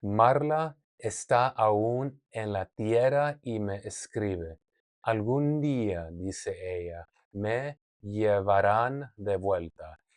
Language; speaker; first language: Spanish; non-native, learner; English